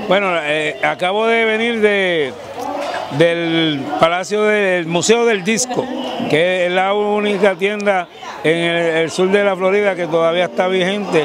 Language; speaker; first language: Spanish; native; Spanish